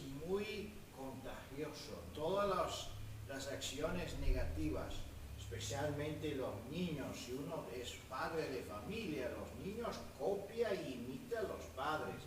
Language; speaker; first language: Spanish; non-native, fluent; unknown